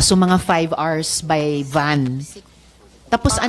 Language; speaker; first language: Filipino; native; Filipino